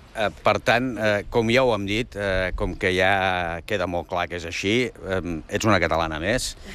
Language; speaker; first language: Catalan; native; Catalan